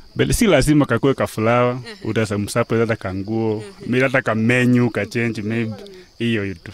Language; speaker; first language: Swahili; non-native, local second language; Gusii